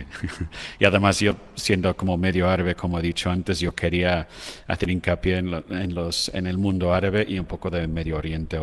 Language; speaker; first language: Spanish; non-native, fluent; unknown